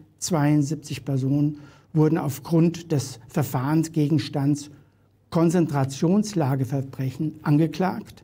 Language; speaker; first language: German; native; German